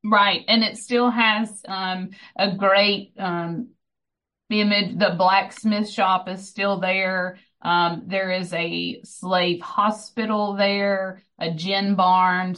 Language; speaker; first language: English; native; English